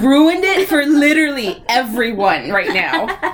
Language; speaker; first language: English; early bilingual, other home language; Spanish